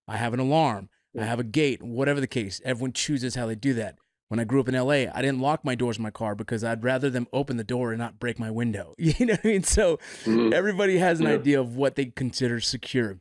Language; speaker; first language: English; native; English